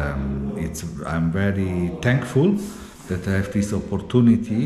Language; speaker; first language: English; non-native, fluent; Italian